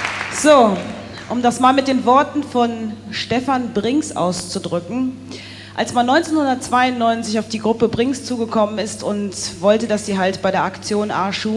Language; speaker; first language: German; native; German